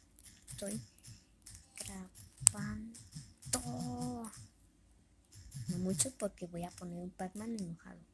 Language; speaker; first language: Spanish; native; Spanish